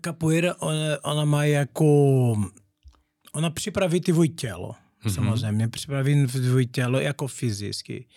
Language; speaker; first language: Czech; non-native, learner; Portuguese